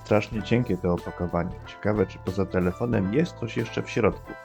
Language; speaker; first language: Polish; native; Polish